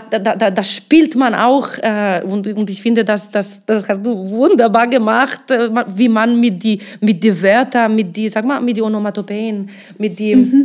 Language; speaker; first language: German; non-native, fluent; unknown